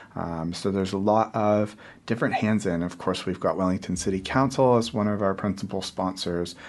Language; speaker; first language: English; native; English